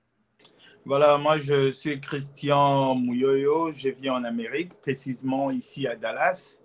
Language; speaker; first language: French; non-native, local second language; Lingala